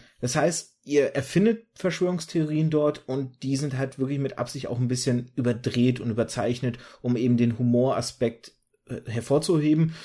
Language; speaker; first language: German; early bilingual, other home language; Russian